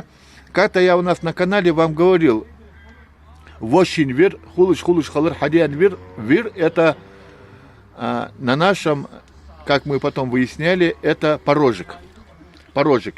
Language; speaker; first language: Russian; non-native, local second language; Ingush